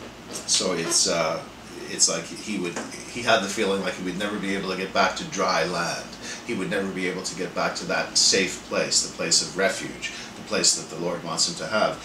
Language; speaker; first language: English; native; English